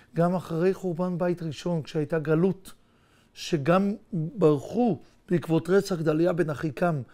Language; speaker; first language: Hebrew; native; Hebrew